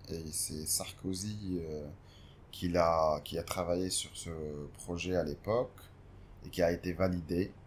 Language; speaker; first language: French; non-native, local second language; Arabic